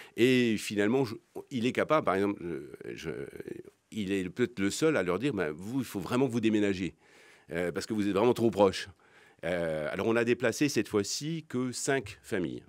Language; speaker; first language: French; native; French